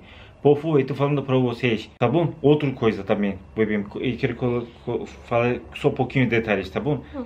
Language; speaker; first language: Portuguese; non-native, learner; Turkish